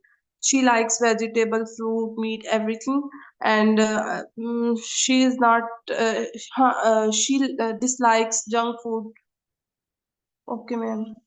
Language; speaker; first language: English; non-native, learner; Urdu